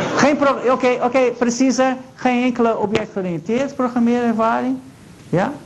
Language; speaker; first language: Dutch; non-native, fluent; Portuguese